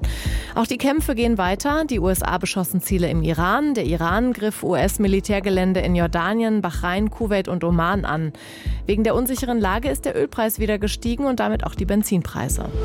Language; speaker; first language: German; native; German